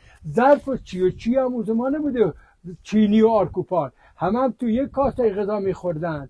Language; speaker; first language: Persian; native; Persian